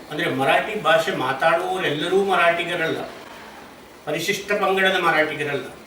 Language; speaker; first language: Kannada; non-native, local second language; Marathi